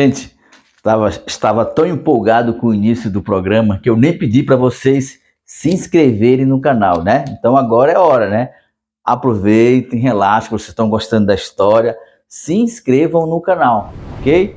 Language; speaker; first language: Portuguese; native; Portuguese